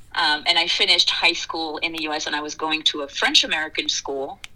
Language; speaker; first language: English; early bilingual, other home language; French